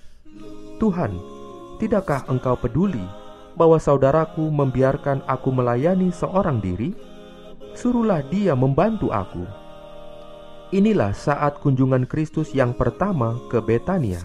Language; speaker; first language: Indonesian; native; Indonesian